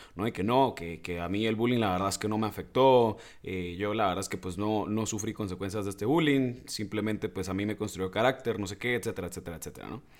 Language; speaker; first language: Spanish; native; Spanish